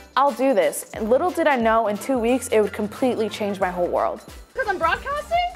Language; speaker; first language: English; native; English